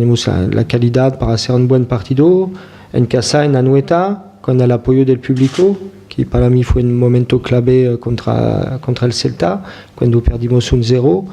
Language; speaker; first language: Spanish; non-native, fluent; French